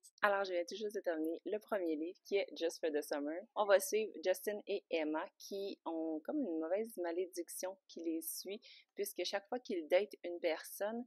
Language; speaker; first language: French; native; French